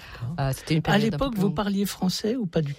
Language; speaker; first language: French; native; French